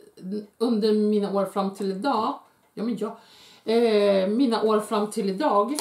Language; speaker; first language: Swedish; native; Swedish